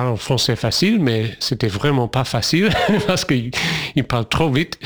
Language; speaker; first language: French; non-native, fluent; English